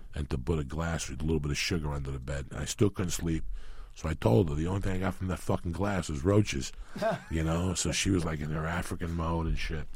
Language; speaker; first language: English; early bilingual, other home language; Spanish